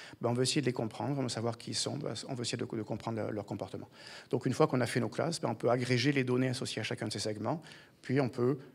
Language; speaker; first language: French; native; French